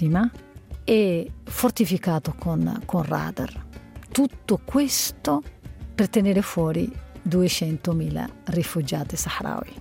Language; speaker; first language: Italian; non-native, fluent; Arabic